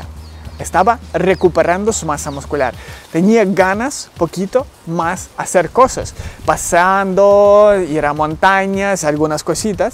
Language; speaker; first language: Spanish; non-native, learner; Ukrainian